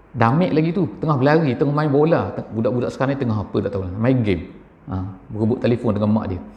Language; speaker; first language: Malay; native; Malay